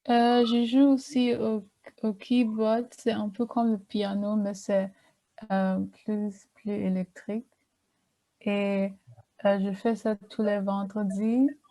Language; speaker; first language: French; early bilingual, heritage; German